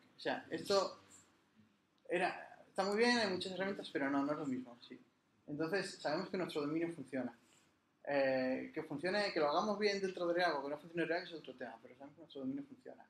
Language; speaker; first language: Spanish; native; Spanish